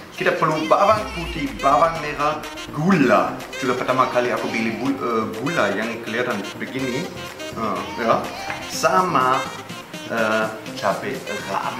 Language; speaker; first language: Indonesian; non-native, fluent; German